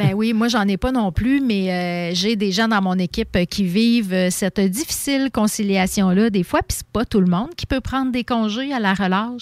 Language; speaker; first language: French; native; French